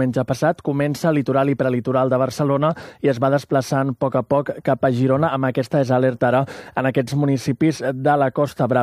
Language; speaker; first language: Catalan; native; Catalan